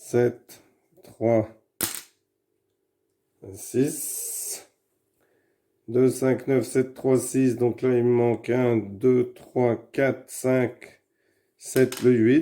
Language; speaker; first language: French; native; French